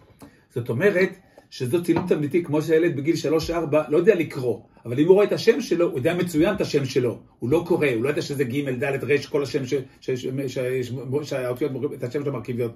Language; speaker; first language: Hebrew; native; Hebrew